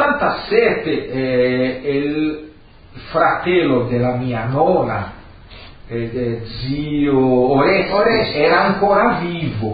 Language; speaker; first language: Italian; early bilingual, heritage; Italian